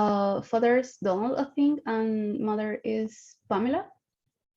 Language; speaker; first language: English; non-native, learner; Spanish